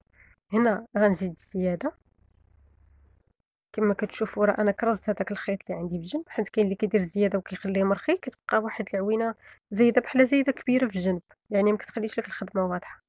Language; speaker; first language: Arabic; native; Arabic